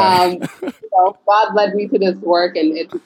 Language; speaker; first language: English; early bilingual, other home language; Fula